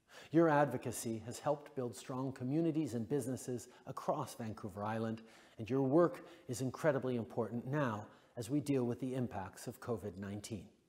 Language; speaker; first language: English; early bilingual, other home language; French